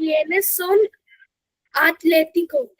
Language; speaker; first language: Spanish; non-native, learner; Hindi